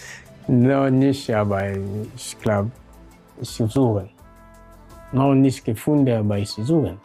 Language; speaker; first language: German; non-native, learner; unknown